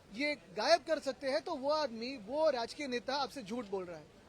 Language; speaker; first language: Hindi; non-native, local second language; Marathi